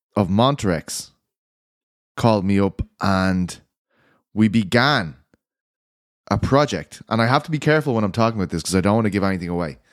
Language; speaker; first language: English; native; English